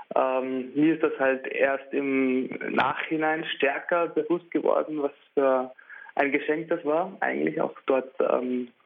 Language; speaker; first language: German; early bilingual, heritage; German